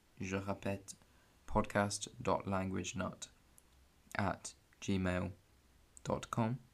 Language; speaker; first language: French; non-native, fluent; English